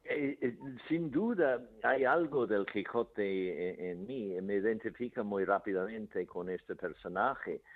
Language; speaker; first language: Spanish; non-native, fluent; English